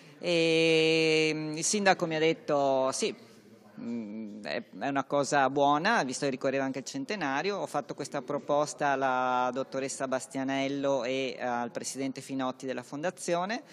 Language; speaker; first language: Italian; native; Italian